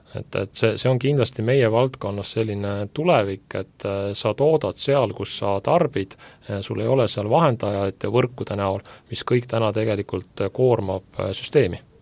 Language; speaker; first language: Estonian; native; Estonian